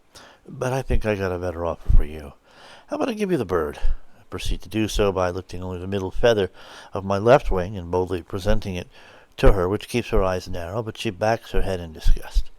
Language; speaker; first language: English; native; English